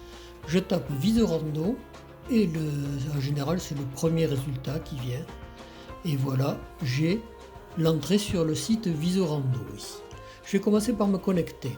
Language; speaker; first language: French; native; French